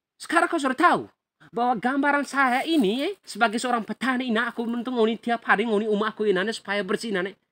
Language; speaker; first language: Indonesian; non-native, local second language; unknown